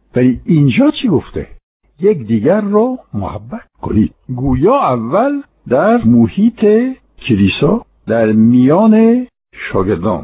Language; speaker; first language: Persian; non-native, fluent; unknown